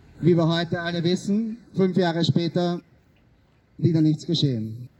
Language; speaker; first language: German; native; German